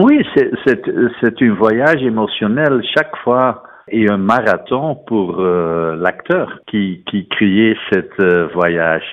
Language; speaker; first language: French; non-native, fluent; Dutch